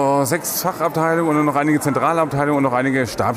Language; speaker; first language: German; native; German